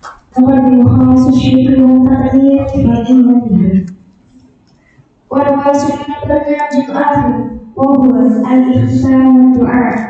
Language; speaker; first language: Arabic; non-native, learner; Indonesian